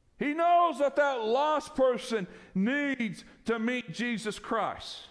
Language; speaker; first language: English; native; English